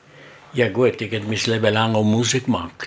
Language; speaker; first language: German; non-native, learner; Italian